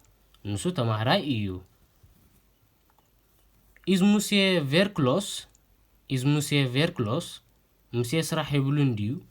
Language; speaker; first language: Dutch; non-native, fluent; Tigrinya